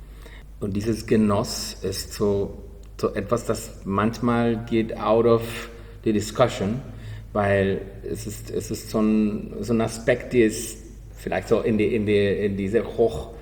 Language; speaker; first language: German; non-native, learner; Spanish